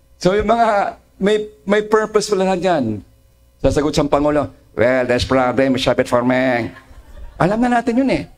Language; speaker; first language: Filipino; non-native, local second language; Masbatenyo